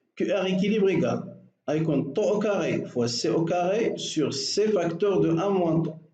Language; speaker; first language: French; non-native, local second language; Arabic